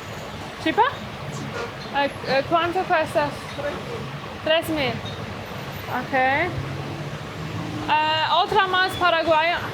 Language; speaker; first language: Spanish; non-native, learner; Persian